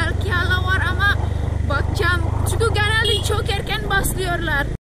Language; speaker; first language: Turkish; non-native, learner; Javanese